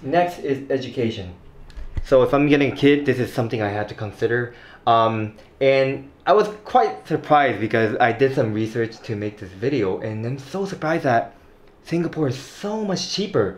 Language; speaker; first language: English; non-native, fluent; Japanese